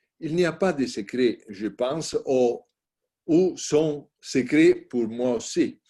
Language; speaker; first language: French; non-native, learner; Italian